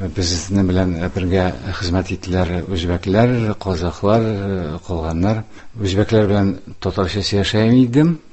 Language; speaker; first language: Tatar; non-native, local second language; Udmurt